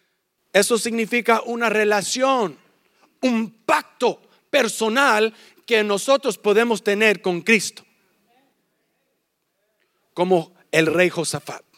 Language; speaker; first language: Spanish; early bilingual, heritage; English